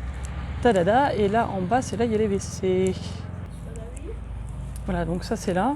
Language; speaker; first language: French; native; French